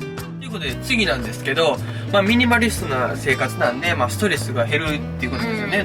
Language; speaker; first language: Japanese; native; Japanese